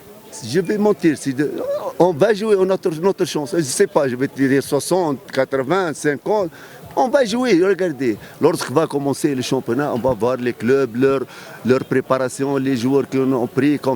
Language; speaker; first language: French; non-native, local second language; Arabic